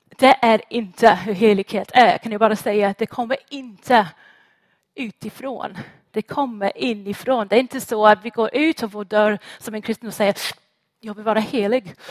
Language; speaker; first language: Swedish; non-native, fluent; English